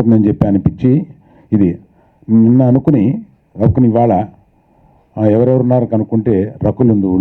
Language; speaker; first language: Telugu; native; Telugu